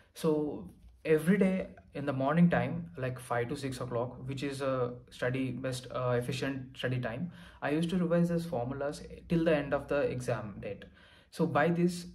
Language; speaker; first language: English; non-native, local second language; Telugu